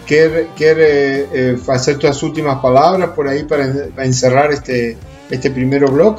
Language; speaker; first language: Portuguese; non-native, fluent; Spanish